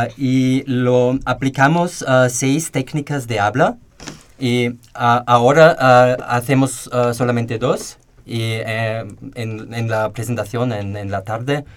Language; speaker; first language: Spanish; non-native, learner; German